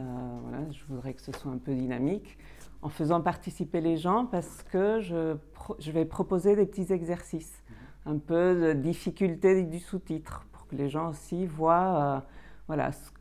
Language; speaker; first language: French; native; French